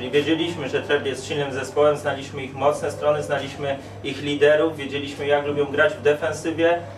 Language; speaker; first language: Polish; native; Polish